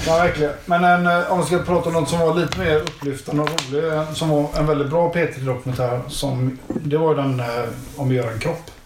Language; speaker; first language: Swedish; native; Swedish